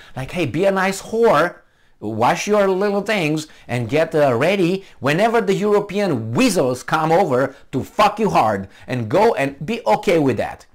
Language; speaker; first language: English; non-native, fluent; Romanian